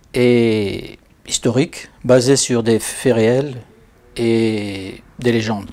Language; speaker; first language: French; native; French